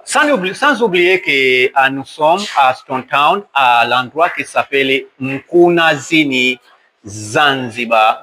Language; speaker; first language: French; non-native, learner; Swahili